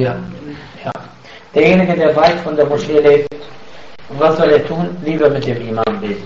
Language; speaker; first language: German; non-native, fluent; Arabic